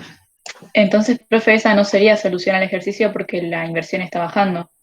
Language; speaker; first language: Spanish; native; Spanish